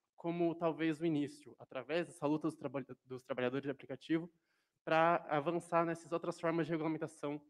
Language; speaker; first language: Portuguese; non-native, fluent; French